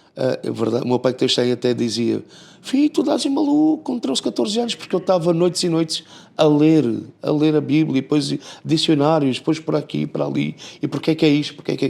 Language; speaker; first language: Portuguese; native; Portuguese